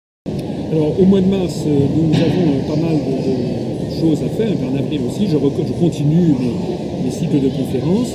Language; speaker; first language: French; native; French